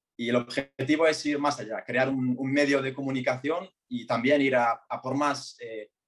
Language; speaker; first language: Spanish; early bilingual, other home language; Arabic